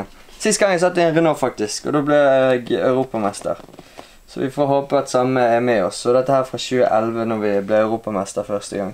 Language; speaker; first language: Norwegian; native; Norwegian